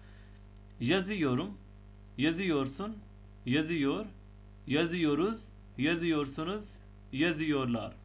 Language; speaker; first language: Turkish; non-native, fluent; Urdu